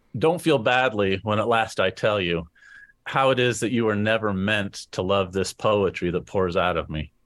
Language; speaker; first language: English; native; English